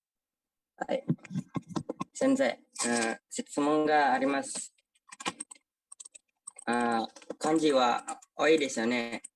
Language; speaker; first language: Japanese; non-native, learner; Indonesian